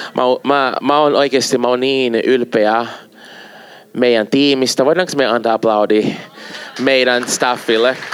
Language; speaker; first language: Finnish; non-native, fluent; Portuguese